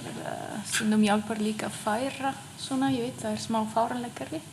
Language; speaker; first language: Icelandic; non-native, fluent; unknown